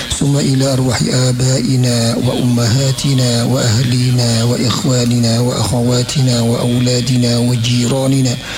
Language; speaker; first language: Arabic; non-native, fluent; Javanese